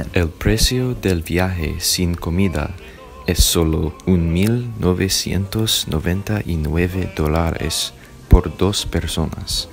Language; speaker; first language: Spanish; non-native, learner; English